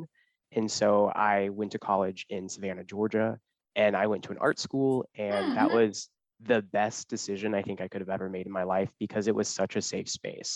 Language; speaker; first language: English; native; English